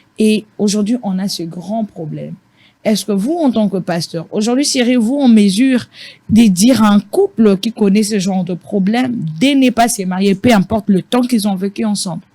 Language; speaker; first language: French; non-native, local second language; Lingala